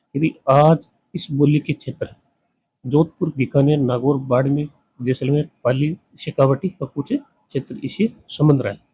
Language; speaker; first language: Hindi; native; Hindi